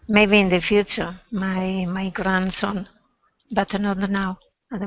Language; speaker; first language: English; non-native, learner; Spanish